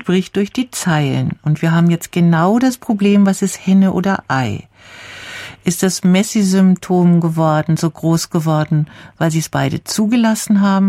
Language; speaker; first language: German; native; German